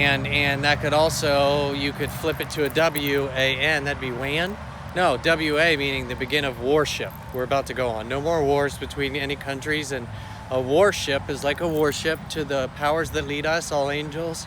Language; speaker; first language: English; native; English